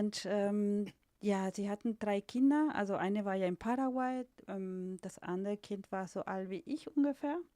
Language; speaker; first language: German; non-native, fluent; Spanish